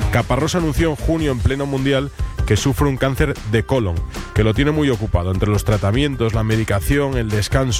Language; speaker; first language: Spanish; native; Spanish